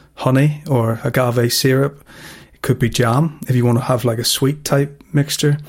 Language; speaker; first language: English; native; English